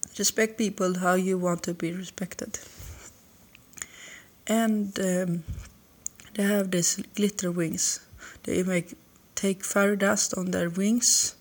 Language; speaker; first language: English; non-native, learner; Swedish